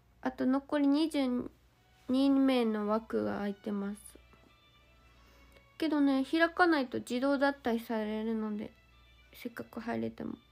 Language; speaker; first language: Japanese; native; Japanese